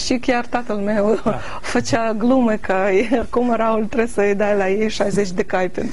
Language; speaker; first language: Romanian; non-native, learner; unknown